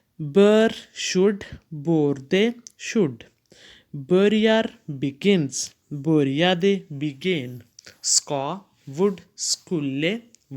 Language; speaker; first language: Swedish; non-native, fluent; Urdu